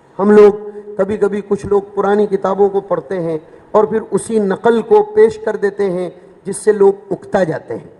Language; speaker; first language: Urdu; native; Urdu